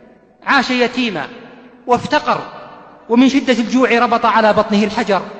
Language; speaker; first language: Arabic; native; Arabic